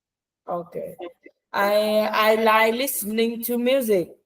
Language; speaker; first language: English; non-native, learner; Vietnamese